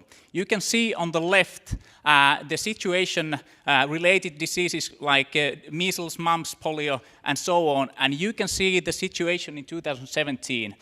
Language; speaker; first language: English; non-native, fluent; Finnish